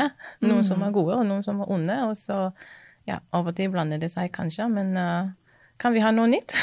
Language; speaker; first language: Norwegian; non-native, fluent; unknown